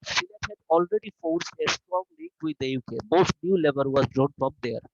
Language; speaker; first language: English; non-native, local second language; Bangla